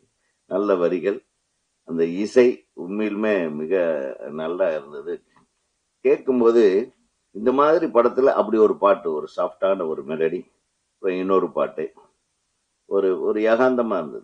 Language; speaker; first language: Tamil; native; Tamil